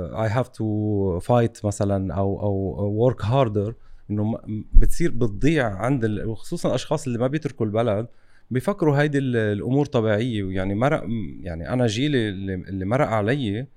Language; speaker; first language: Arabic; native; Arabic